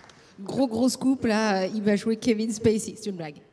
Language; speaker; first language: French; native; French